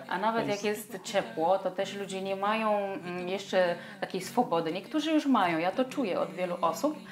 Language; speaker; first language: Polish; non-native, fluent; Portuguese